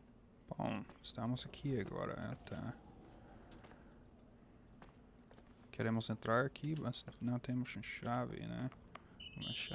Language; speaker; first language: Portuguese; non-native, fluent; English